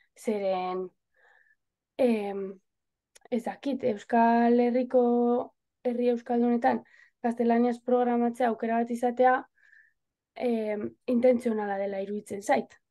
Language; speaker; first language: Basque; native; Basque